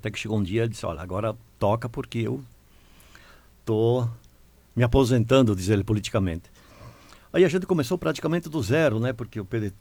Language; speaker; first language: Portuguese; native; Portuguese